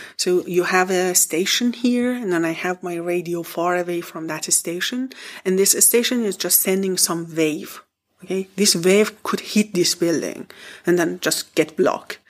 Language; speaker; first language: English; non-native, fluent; Persian